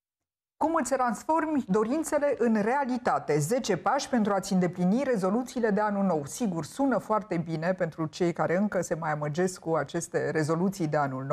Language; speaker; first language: Romanian; native; Romanian